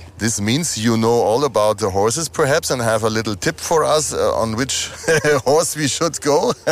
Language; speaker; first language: English; non-native, fluent; German